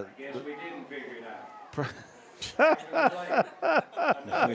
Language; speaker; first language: English; native; English